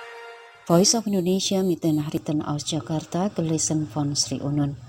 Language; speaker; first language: German; non-native, fluent; Indonesian